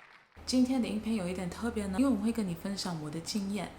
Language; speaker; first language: Chinese; non-native, fluent; English